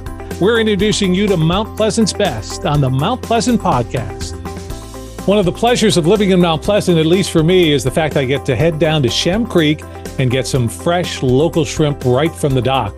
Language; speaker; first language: English; native; English